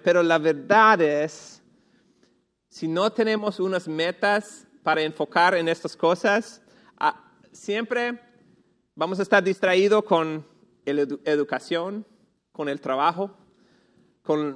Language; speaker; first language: Spanish; non-native, fluent; English